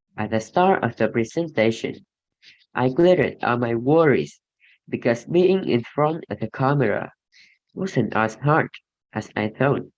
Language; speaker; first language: English; non-native, learner; Vietnamese